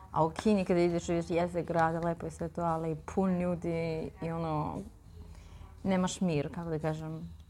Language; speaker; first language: Serbian; non-native, fluent; Chinese